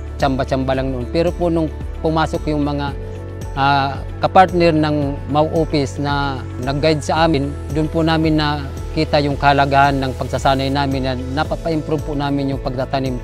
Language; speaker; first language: Filipino; non-native, local second language; Bikol